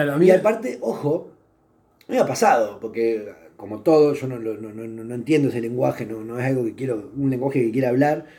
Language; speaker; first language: Spanish; native; Spanish